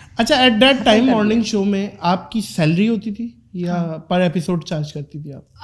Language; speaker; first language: Urdu; native; Urdu